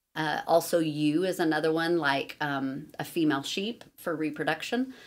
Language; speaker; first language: English; native; English